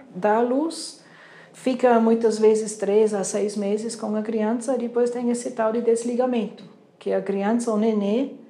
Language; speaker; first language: Portuguese; non-native, fluent; German